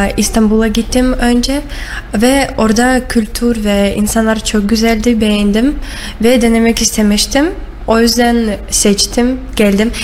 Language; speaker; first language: Turkish; non-native, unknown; Russian